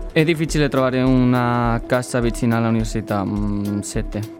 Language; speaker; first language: Italian; non-native, learner; Spanish